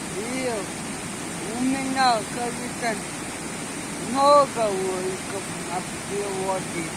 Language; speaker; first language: Russian; non-native, local second language; Kyrgyz